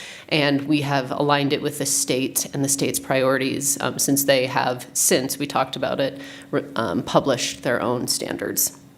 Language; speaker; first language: English; native; English